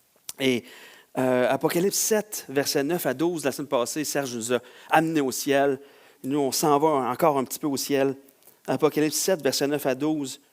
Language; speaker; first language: French; native; French